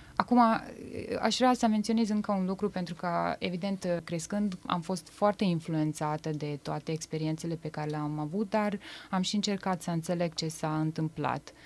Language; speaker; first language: Romanian; non-native, fluent; Bosnian